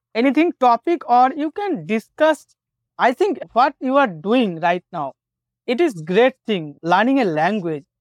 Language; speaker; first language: English; non-native, local second language; Bangla